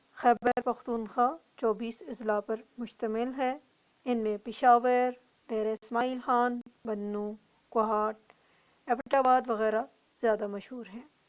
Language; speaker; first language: Urdu; non-native, local second language; Northern Hindko